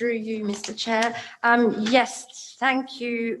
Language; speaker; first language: English; native; English